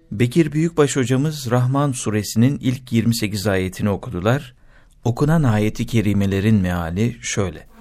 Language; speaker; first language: Turkish; native; Turkish